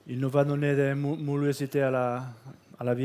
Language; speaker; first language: French; non-native, fluent; Catalan